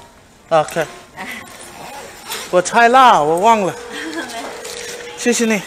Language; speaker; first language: Chinese; non-native, learner; English